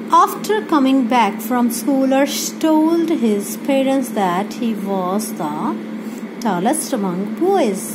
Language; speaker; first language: English; non-native, local second language; Punjabi